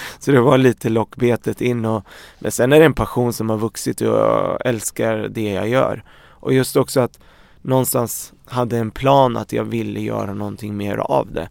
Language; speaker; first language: Swedish; early bilingual, other home language; Arabic